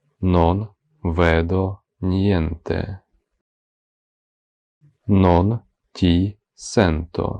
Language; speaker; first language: Italian; non-native, fluent; Ukrainian